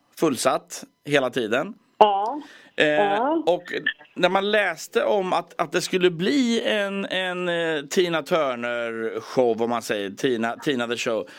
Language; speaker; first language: Swedish; native; Swedish